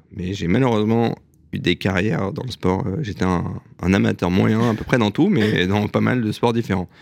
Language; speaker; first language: French; native; French